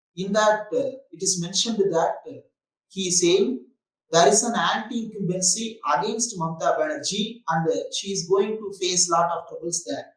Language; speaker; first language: English; non-native, local second language; Tamil